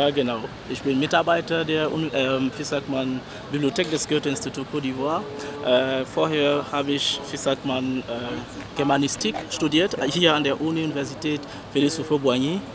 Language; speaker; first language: German; non-native, fluent; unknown